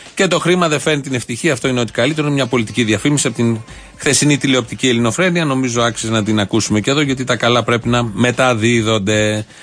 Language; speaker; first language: Greek; native; Greek